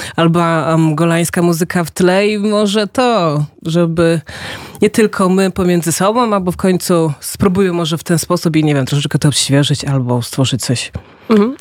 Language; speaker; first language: Polish; early bilingual, heritage; Polish